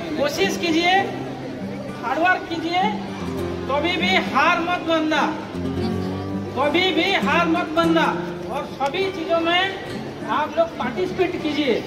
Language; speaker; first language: Hindi; non-native, local second language; Odia